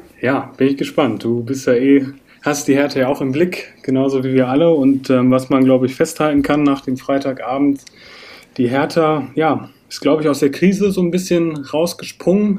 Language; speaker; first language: German; native; German